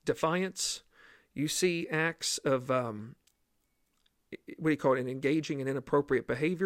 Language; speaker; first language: English; native; English